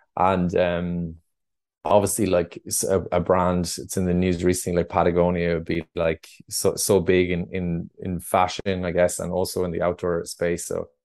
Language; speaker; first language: English; native; English